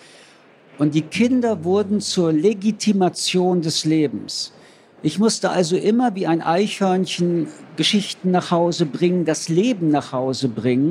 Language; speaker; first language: German; early bilingual, other home language; French